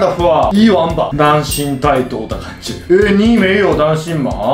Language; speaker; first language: Chinese; non-native, learner; Japanese